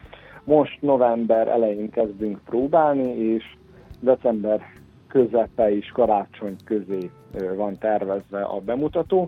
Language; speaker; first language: Hungarian; native; Hungarian